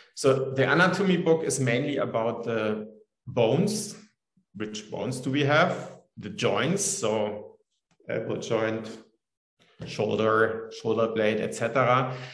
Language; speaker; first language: English; non-native, fluent; German